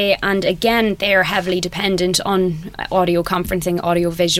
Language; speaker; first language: English; native; English